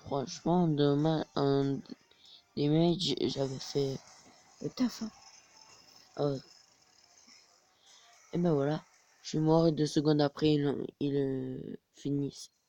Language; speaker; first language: French; native; French